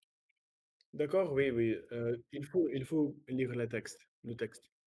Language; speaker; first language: French; non-native, learner; Russian